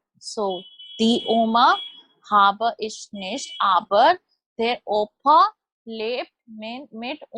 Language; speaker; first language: German; non-native, fluent; Hindi